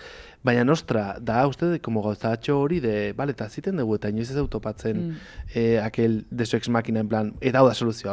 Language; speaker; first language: Basque; native; Basque